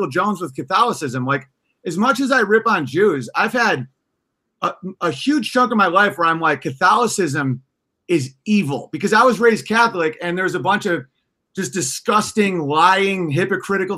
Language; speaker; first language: English; native; English